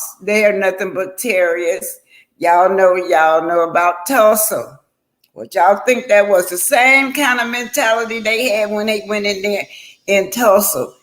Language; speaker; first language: English; native; English